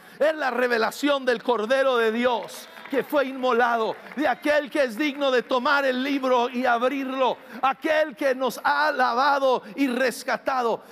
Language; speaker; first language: Spanish; non-native, fluent; English